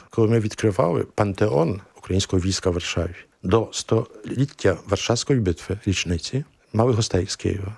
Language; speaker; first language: Ukrainian; early bilingual, heritage; Ukrainian